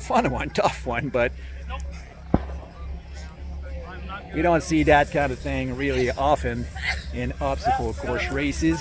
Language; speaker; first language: English; non-native, local second language; French